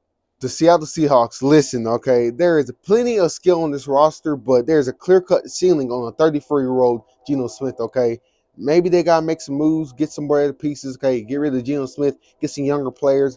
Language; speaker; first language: English; native; English